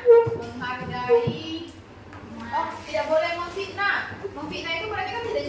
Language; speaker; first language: Indonesian; native; Indonesian